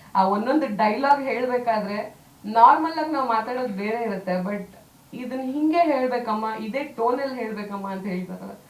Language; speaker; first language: Kannada; native; Kannada